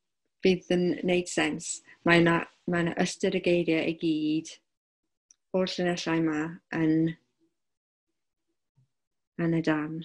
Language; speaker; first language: Welsh; non-native, local second language; English